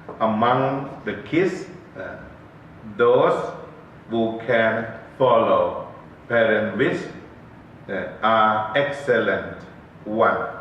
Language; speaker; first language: English; non-native, learner; Thai